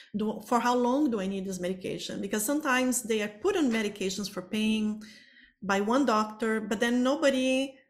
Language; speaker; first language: English; non-native, fluent; Portuguese